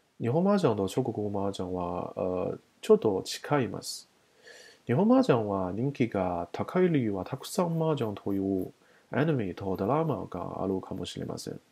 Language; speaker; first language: Japanese; non-native, learner; Chinese